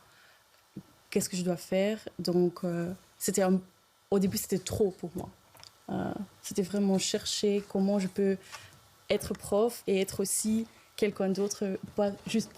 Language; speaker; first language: French; non-native, local second language; Dutch